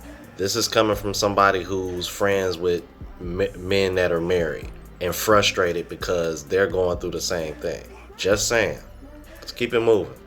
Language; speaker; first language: English; native; English